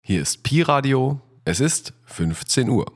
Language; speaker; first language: German; native; German